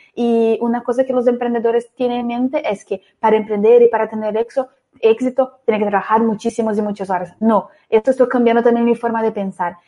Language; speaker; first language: Spanish; non-native, fluent; Portuguese